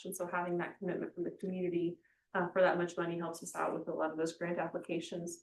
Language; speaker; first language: English; native; English